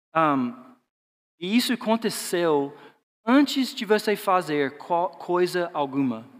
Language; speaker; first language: Portuguese; non-native, fluent; English